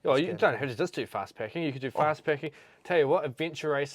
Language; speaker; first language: English; native; English